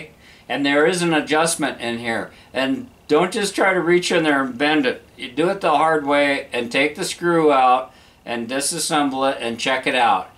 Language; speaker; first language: English; native; English